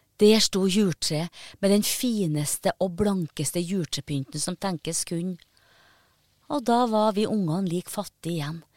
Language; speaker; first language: Norwegian; native; Norwegian